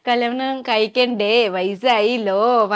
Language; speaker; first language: Malayalam; non-native, learner; Nepali